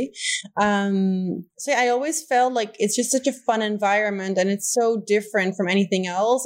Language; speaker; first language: English; non-native, fluent; Dutch